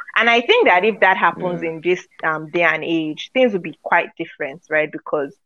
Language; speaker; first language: English; non-native, local second language; Yoruba